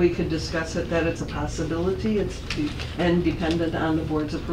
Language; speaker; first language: English; native; English